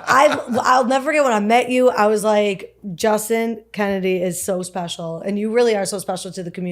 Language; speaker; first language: English; native; English